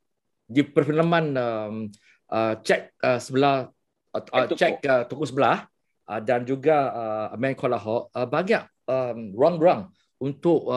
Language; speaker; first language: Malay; non-native, local second language; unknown